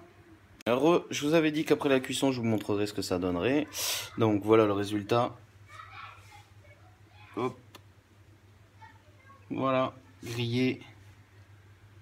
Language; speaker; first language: French; native; French